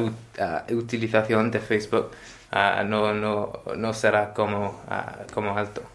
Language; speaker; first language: Spanish; non-native, learner; English